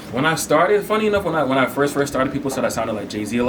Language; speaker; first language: English; native; English